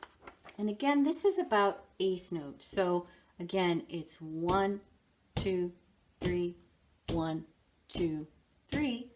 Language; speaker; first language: English; native; English